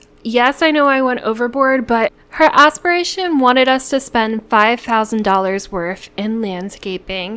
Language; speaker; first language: English; native; English